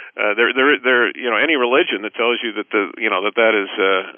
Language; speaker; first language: English; native; English